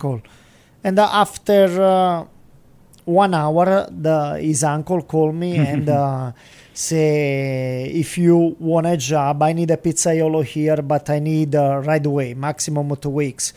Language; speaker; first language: English; non-native, learner; Italian